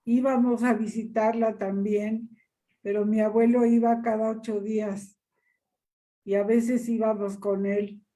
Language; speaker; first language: Spanish; early bilingual, other home language; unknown